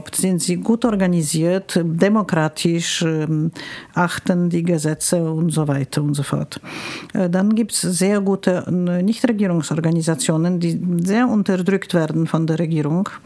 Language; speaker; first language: German; non-native, fluent; Polish